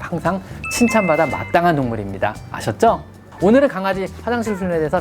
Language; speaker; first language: Korean; native; Korean